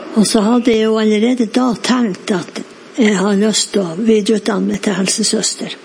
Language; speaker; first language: Norwegian; native; Norwegian